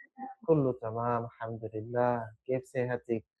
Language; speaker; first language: Arabic; non-native, fluent; Urdu